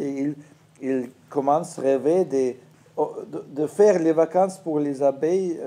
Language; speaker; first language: French; non-native, fluent; Russian